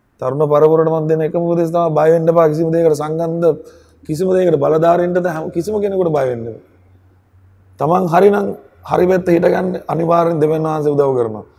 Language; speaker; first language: Sinhala; native; Sinhala